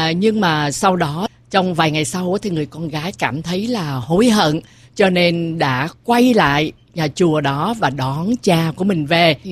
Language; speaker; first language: Vietnamese; native; Vietnamese